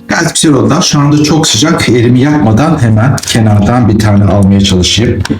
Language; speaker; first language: Turkish; native; Turkish